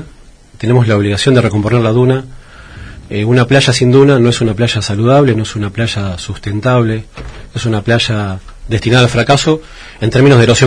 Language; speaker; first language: Spanish; native; Spanish